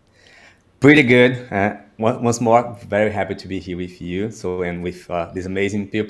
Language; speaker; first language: English; non-native, learner; Portuguese